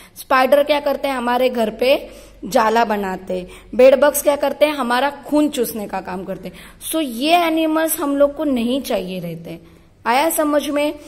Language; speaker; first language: Hindi; non-native, local second language; Marathi